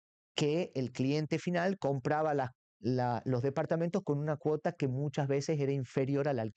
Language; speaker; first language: Spanish; native; Spanish